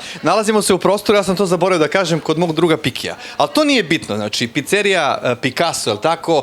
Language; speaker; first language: Bosnian; native; Bosnian